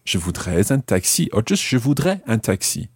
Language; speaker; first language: French; non-native, fluent; English